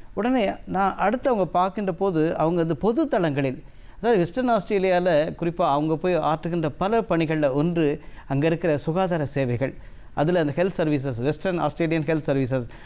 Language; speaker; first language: Tamil; native; Tamil